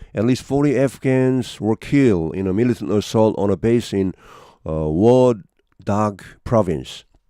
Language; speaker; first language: English; non-native, fluent; Korean